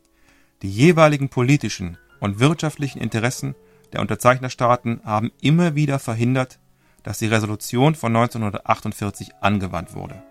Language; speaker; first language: German; native; German